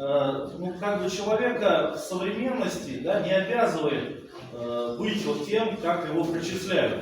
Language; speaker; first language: Russian; native; Russian